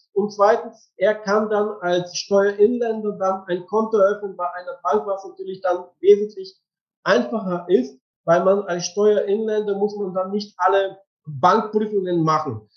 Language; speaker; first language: German; non-native, fluent; Bulgarian